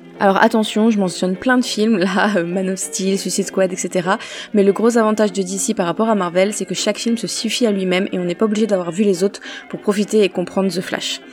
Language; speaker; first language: French; native; French